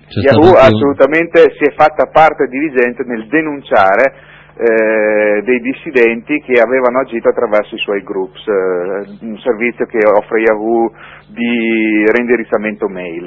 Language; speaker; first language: Italian; native; Italian